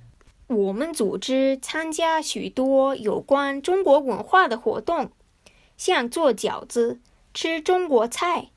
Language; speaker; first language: Chinese; non-native, fluent; Japanese